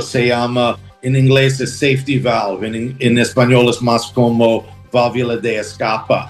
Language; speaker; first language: Spanish; non-native, learner; English